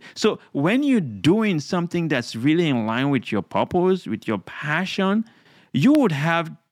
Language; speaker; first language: English; non-native, local second language; Krio